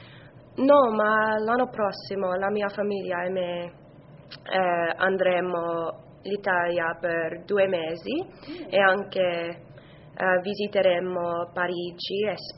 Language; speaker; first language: Italian; non-native, learner; English